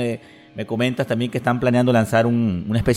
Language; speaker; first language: Spanish; native; Spanish